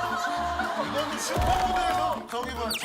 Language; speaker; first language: Korean; native; Korean